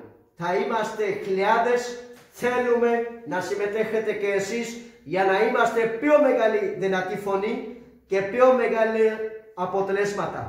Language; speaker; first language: Greek; non-native, fluent; Urdu